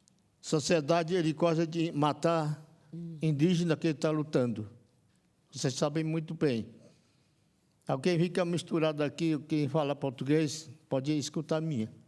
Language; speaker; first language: Portuguese; non-native, local second language; Yanomámi